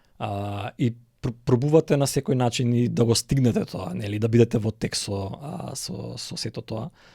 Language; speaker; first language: Macedonian; native; Macedonian